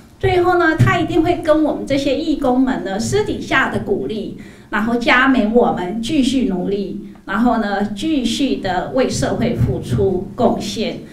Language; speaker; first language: Chinese; native; Chinese